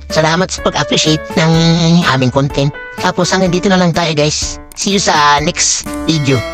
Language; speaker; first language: Filipino; native; Filipino